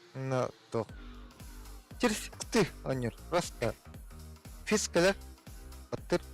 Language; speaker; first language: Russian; non-native, local second language; Yakut